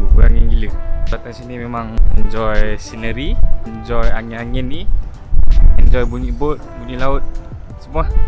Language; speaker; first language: Malay; native; Malay